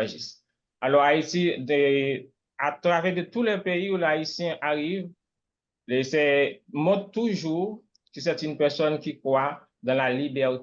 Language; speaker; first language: French; non-native, local second language; Haitian Creole